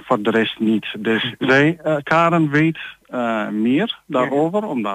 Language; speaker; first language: Dutch; non-native, learner; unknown